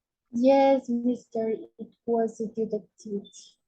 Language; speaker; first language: English; non-native, learner; Spanish